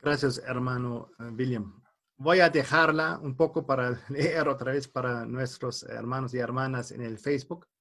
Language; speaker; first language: Spanish; non-native, fluent; German